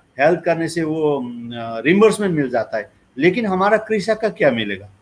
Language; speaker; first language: Hindi; non-native, local second language; Nepali